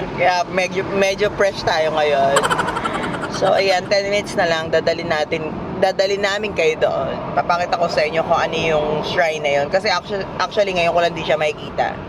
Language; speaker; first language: Filipino; native; Filipino